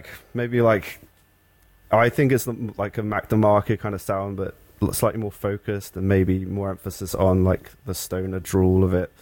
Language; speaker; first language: English; native; English